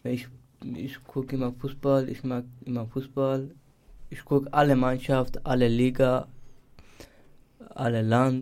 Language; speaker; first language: German; non-native, learner; Turkish